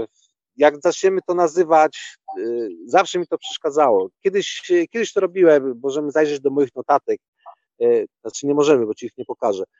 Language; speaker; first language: Polish; native; Polish